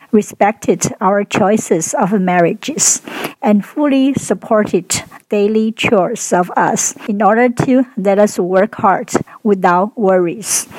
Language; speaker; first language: English; non-native, fluent; Chinese